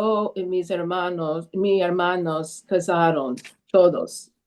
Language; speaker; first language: Spanish; early bilingual, heritage; Spanish